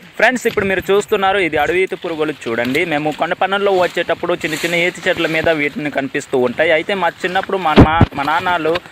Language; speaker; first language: Telugu; non-native, local second language; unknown